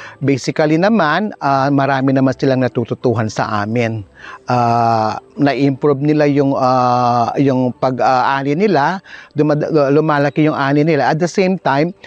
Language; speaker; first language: Filipino; non-native, local second language; Pampanga